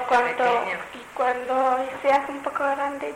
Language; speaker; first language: Spanish; non-native, learner; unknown